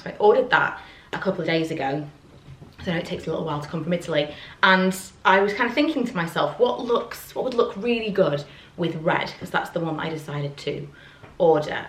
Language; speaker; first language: English; native; English